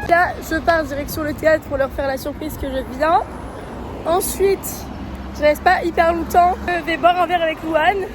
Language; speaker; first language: French; native; French